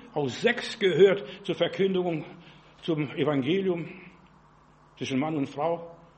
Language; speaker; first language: German; non-native, fluent; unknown